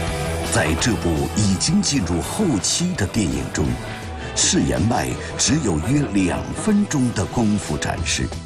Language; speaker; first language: Chinese; native; Chinese